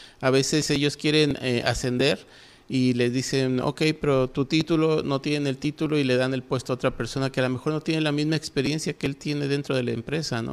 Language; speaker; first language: Spanish; native; Spanish